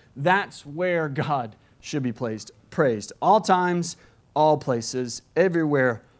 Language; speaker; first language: English; native; English